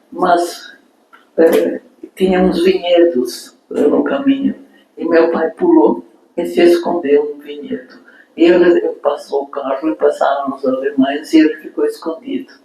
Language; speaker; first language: Portuguese; non-native, fluent; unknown